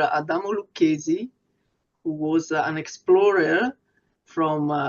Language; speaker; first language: English; non-native, fluent; Italian